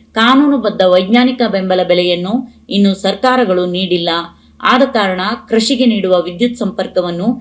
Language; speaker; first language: Kannada; native; Kannada